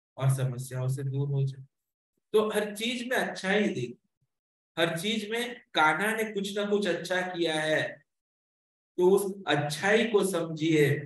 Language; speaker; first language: Hindi; non-native, local second language; Marathi